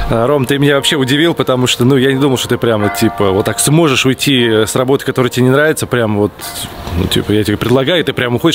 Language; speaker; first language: Russian; native; Russian